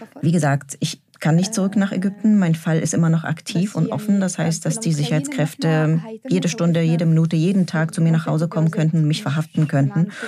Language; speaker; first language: German; non-native, fluent; Arabic